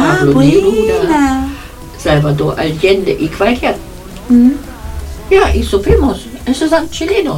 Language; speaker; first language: Spanish; non-native, learner; German